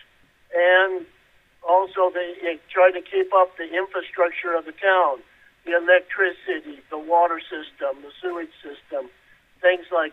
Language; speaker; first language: English; native; English